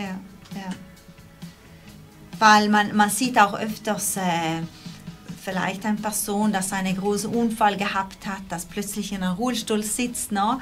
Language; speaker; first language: German; non-native, local second language; Italian